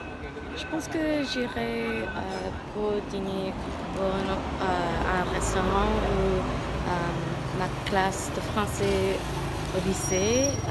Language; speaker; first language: French; non-native, learner; English